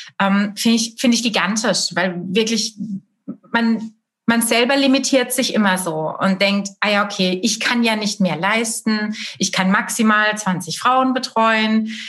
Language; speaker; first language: German; native; German